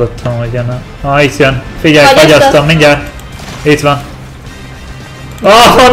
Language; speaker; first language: Hungarian; native; Hungarian